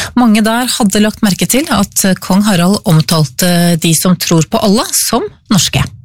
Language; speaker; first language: Norwegian; native; Norwegian